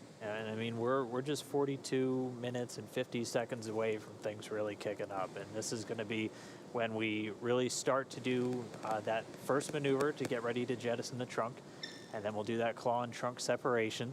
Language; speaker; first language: English; native; English